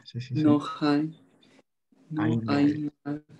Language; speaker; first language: German; non-native, learner; Spanish